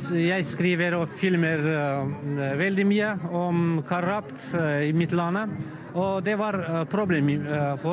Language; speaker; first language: Norwegian; non-native, learner; Azerbaijani